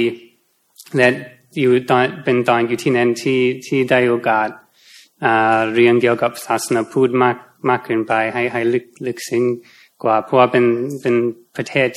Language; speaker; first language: Thai; non-native, fluent; English